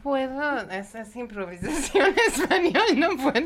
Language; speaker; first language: Spanish; non-native, learner; Persian